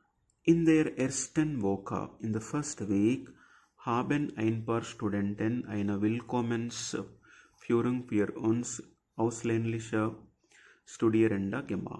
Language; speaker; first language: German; non-native, fluent; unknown